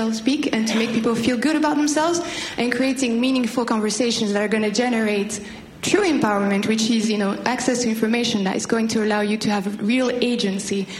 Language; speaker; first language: English; non-native, local second language; Kinyarwanda